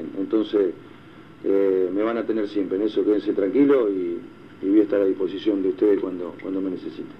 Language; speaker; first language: Spanish; native; Spanish